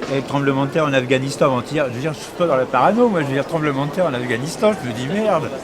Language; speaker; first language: French; native; French